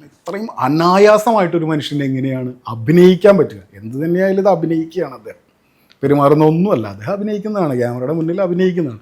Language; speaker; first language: Malayalam; native; Malayalam